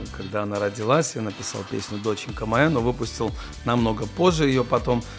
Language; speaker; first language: Russian; non-native, fluent; Georgian